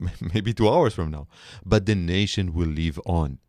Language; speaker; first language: English; non-native, fluent; Hebrew